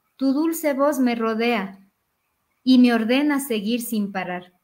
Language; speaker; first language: Spanish; non-native, local second language; Quechua